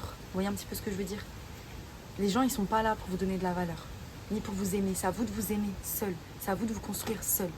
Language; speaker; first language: French; native; French